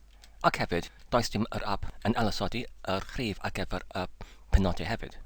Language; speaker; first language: Welsh; non-native, fluent; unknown